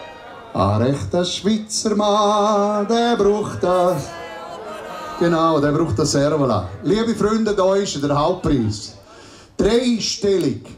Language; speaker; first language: German; native; German